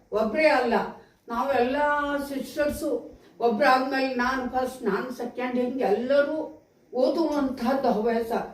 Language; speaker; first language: Kannada; native; Kannada